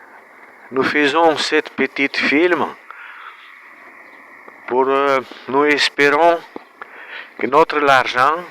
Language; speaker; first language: French; non-native, learner; Romanian